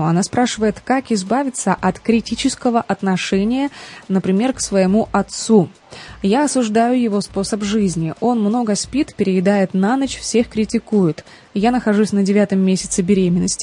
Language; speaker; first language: Russian; native; Russian